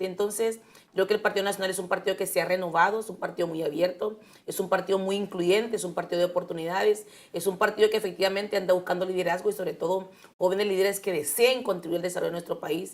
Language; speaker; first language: Spanish; native; Spanish